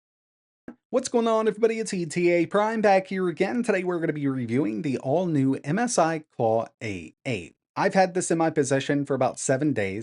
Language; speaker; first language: English; native; English